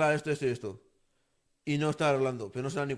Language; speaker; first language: Spanish; native; Spanish